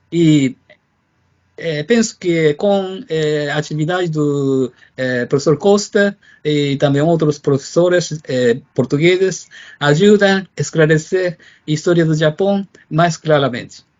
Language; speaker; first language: Portuguese; non-native, fluent; Japanese